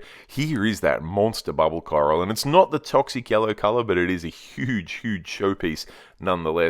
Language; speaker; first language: English; native; English